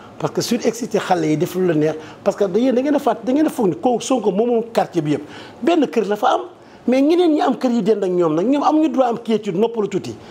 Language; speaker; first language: Wolof; native; Wolof